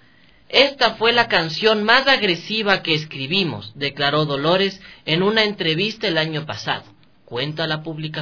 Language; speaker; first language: Spanish; native; Spanish